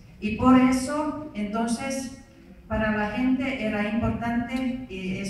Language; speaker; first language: Spanish; non-native, fluent; Finnish